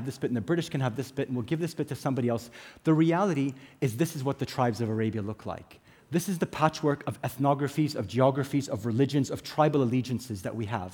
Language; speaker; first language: English; native; English